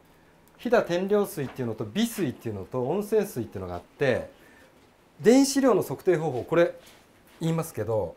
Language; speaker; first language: Japanese; native; Japanese